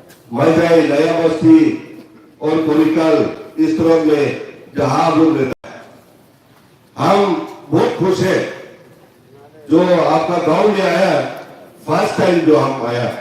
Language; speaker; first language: Hindi; non-native, local second language; Khasi